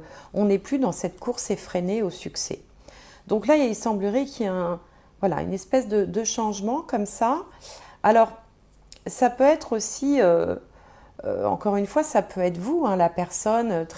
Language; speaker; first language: French; native; French